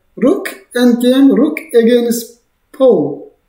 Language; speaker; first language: English; non-native, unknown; Azerbaijani